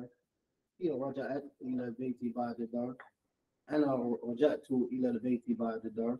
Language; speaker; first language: Arabic; non-native, learner; English